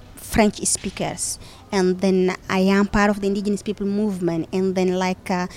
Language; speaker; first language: English; non-native, fluent; Fula